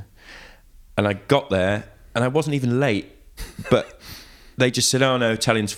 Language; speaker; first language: English; native; English